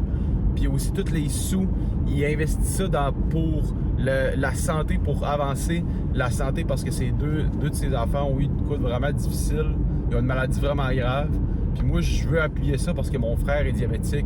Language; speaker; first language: French; native; French